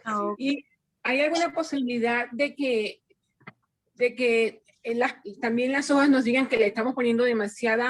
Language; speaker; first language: Spanish; native; Spanish